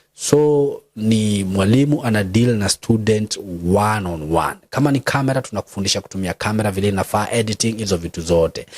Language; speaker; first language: Swahili; non-native, local second language; Kikuyu